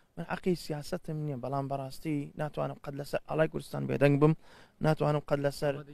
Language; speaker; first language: Central Kurdish; early bilingual, heritage; Central Kurdish